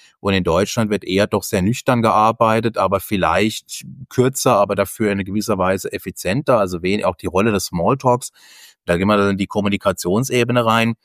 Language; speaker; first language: German; native; German